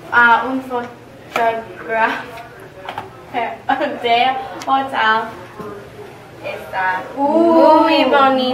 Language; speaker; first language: Spanish; non-native, learner; English